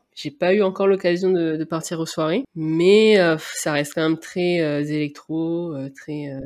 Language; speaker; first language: French; native; French